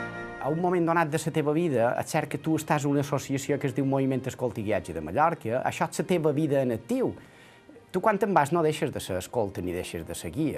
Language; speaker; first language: Catalan; native; Catalan